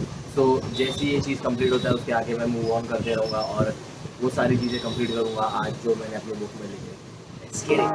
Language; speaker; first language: Hindi; native; Hindi